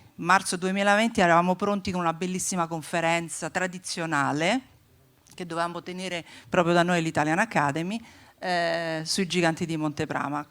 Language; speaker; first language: Italian; native; Italian